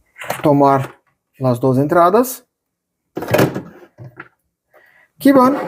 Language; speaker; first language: Spanish; non-native, fluent; Portuguese